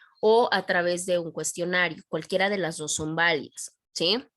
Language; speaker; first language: Spanish; native; Spanish